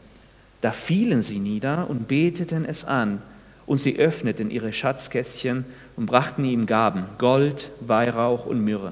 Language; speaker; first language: German; non-native, fluent; Spanish